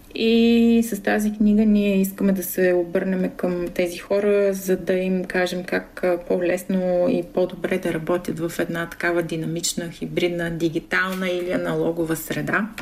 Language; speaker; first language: Bulgarian; native; Bulgarian